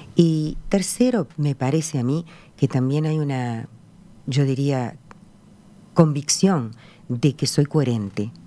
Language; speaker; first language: Spanish; native; Spanish